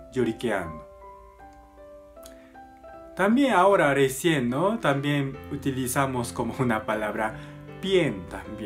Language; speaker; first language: Spanish; non-native, learner; Japanese